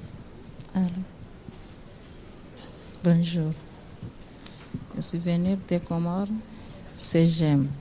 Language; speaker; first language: French; non-native, learner; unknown